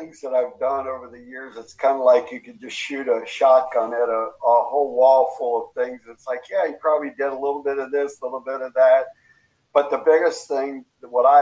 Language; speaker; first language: English; native; English